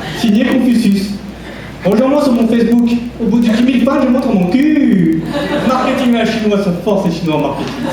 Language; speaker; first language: French; early bilingual, other home language; Vietnamese